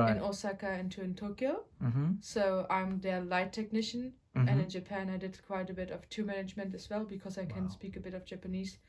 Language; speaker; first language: English; non-native, fluent; German